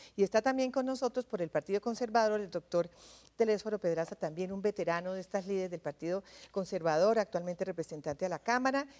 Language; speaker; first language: Spanish; native; Spanish